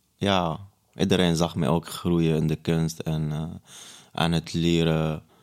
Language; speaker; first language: Dutch; non-native, fluent; Arabic